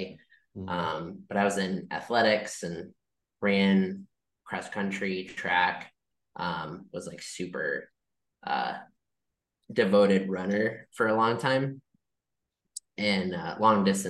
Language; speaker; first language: English; native; English